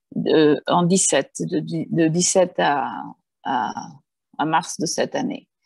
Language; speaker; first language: French; early bilingual, heritage; Spanish